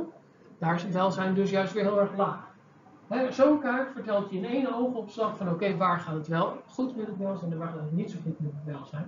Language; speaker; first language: Dutch; native; Dutch